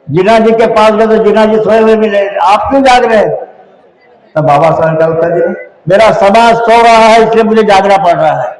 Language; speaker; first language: Hindi; non-native, local second language; Marathi